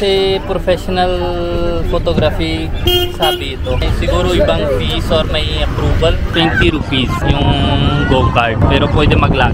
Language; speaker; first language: Filipino; non-native, learner; Hindi